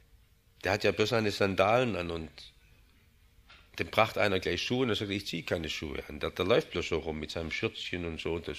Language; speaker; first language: German; native; German